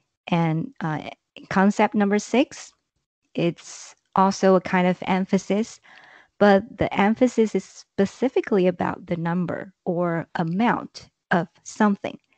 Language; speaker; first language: English; non-native, fluent; Chinese